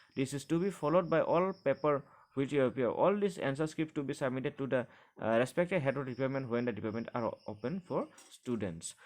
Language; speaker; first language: English; non-native, local second language; Assamese